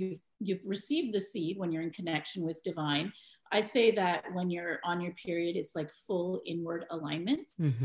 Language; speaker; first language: English; native; English